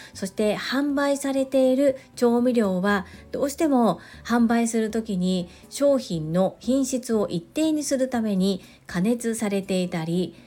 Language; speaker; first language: Japanese; native; Japanese